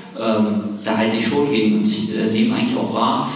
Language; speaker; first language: German; native; German